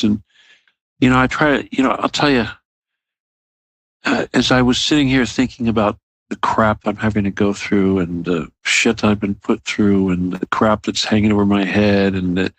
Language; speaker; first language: English; native; English